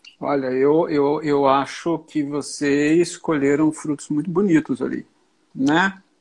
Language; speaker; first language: Portuguese; native; Portuguese